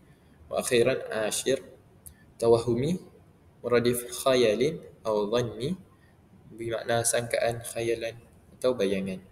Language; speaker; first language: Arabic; non-native, learner; Malay